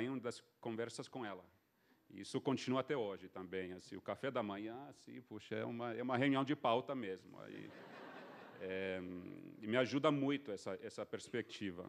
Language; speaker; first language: Portuguese; non-native, fluent; English